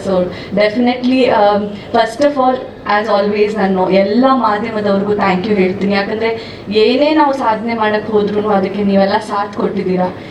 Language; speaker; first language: Kannada; non-native, local second language; Tulu